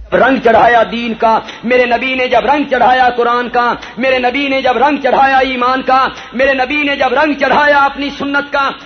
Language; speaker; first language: Urdu; non-native, local second language; Punjabi